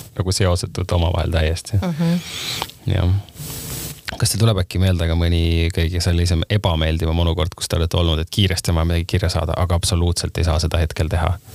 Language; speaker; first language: Estonian; native; Estonian